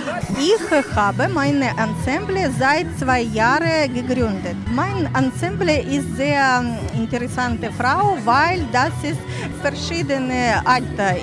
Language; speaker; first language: German; non-native, learner; Ukrainian